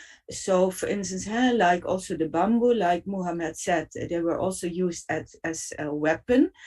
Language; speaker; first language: English; non-native, fluent; Dutch